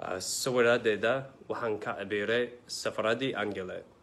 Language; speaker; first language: Somali; non-native, learner; English